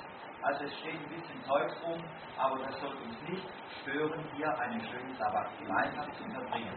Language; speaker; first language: German; native; German